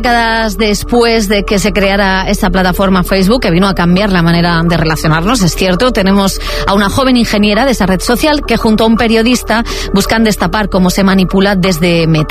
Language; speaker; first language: Spanish; native; Spanish